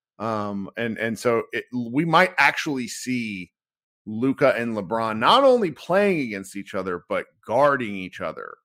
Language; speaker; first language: English; native; English